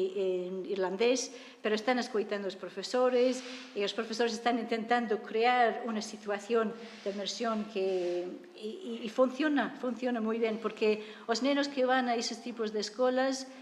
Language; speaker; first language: Galician; non-native, fluent; English